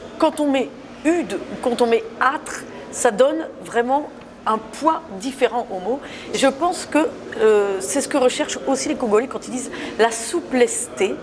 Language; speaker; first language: French; native; French